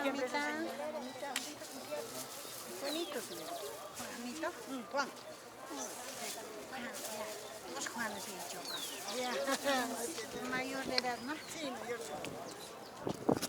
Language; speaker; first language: Spanish; native; Spanish